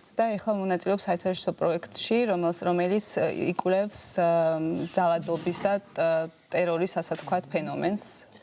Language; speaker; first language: Georgian; native; Georgian